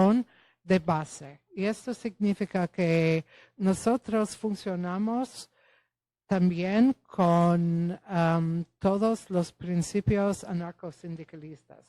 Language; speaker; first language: Spanish; non-native, fluent; Polish